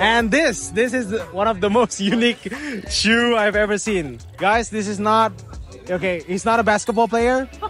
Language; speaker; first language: English; non-native, fluent; Indonesian